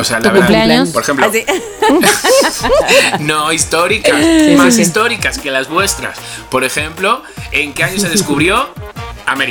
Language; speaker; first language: Spanish; native; Spanish